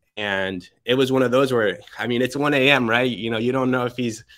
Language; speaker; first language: English; early bilingual, other home language; Spanish